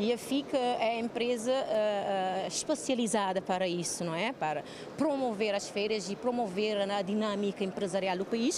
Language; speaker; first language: Portuguese; non-native, local second language; Kabuverdianu